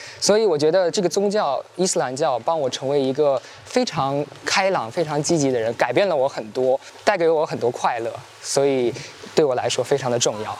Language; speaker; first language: Chinese; native; Chinese